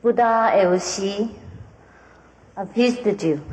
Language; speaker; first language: French; non-native, learner; Vietnamese